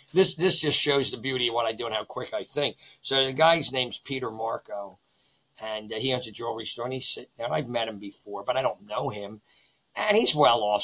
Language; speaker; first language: English; native; English